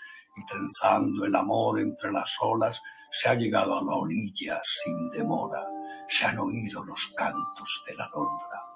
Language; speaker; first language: Spanish; native; Spanish